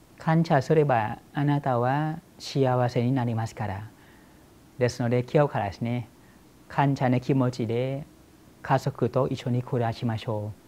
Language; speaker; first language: Japanese; non-native, fluent; Thai